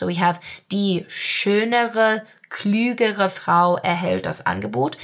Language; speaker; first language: German; non-native, fluent; English